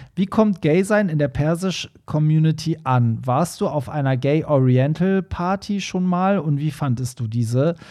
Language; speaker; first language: German; non-native, fluent; Persian